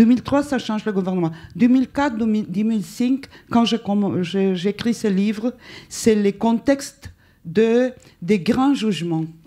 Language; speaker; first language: French; non-native, fluent; Spanish